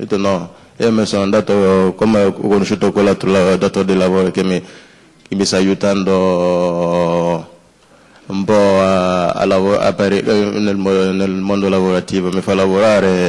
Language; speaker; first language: Italian; non-native, fluent; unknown